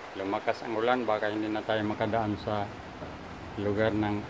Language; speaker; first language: Filipino; native; Filipino